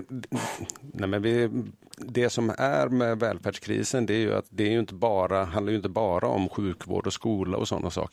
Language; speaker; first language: Swedish; native; Swedish